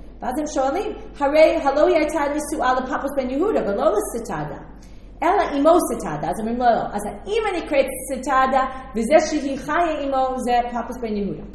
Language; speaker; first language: Hebrew; non-native, fluent; English